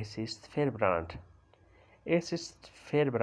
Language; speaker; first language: German; non-native, learner; Urdu